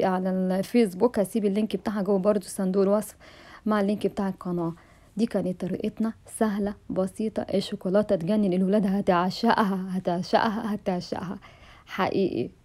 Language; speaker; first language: Arabic; native; Arabic